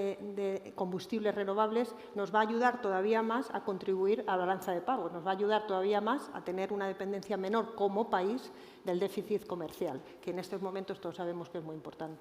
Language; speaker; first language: Spanish; native; Spanish